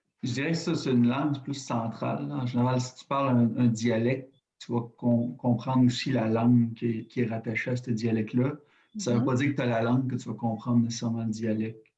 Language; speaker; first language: French; native; French